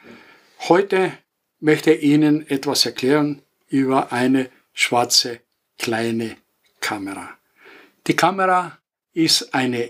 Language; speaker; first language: German; non-native, fluent; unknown